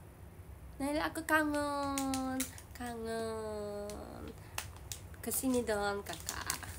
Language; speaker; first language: Indonesian; non-native, learner; Japanese